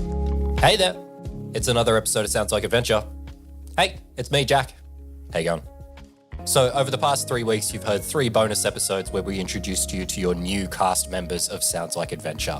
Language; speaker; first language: English; native; English